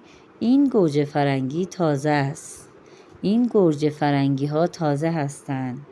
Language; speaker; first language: Persian; non-native, fluent; Urdu